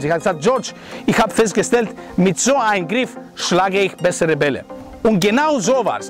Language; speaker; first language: German; non-native, fluent; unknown